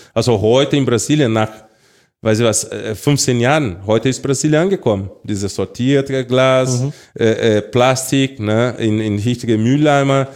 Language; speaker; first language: German; non-native, fluent; Portuguese